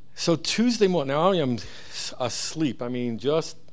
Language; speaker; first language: English; early bilingual, other home language; Hebrew